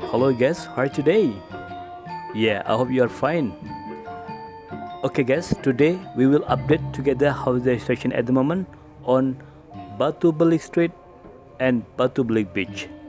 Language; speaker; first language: English; non-native, local second language; Indonesian